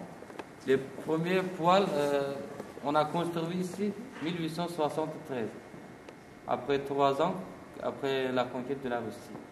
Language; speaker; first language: French; non-native, fluent; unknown